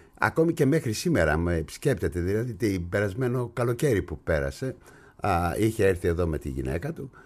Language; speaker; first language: Greek; native; Greek